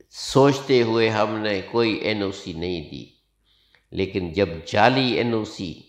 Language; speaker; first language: Urdu; non-native, local second language; Sindhi